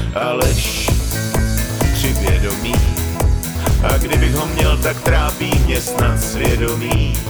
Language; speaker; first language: Czech; native; Czech